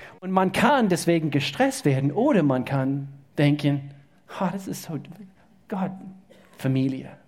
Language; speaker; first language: German; non-native, fluent; English